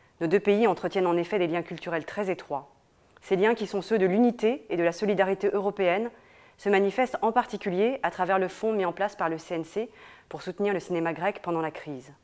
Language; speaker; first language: French; native; French